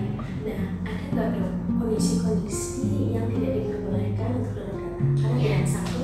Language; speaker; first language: Indonesian; native; Indonesian